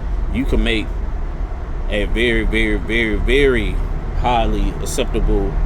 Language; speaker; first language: English; native; English